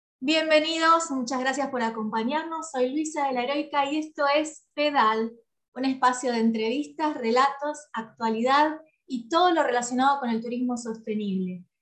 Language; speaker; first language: Spanish; native; Spanish